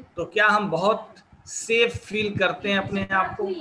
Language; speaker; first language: Hindi; native; Hindi